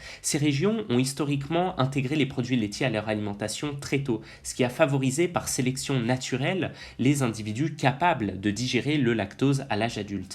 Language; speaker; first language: French; native; French